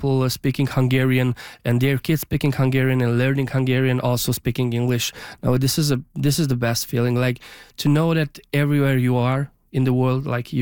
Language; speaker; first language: English; non-native, fluent; Romanian